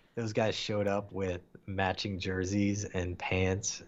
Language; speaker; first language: English; native; English